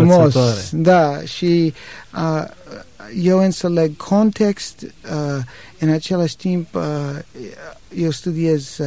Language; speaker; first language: Romanian; non-native, learner; English